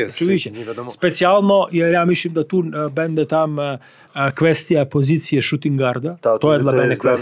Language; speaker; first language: Polish; non-native, learner; Serbian